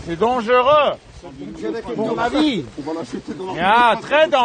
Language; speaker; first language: French; non-native, fluent; German